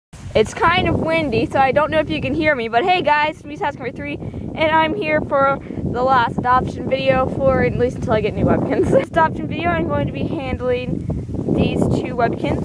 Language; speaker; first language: English; native; English